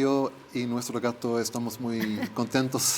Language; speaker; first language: Spanish; non-native, fluent; Swedish